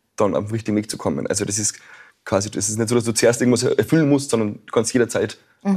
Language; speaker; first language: German; native; German